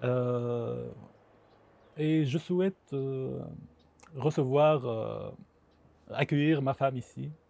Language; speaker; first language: French; non-native, local second language; Arabic